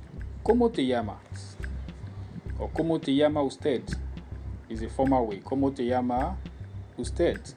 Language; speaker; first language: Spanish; non-native, learner; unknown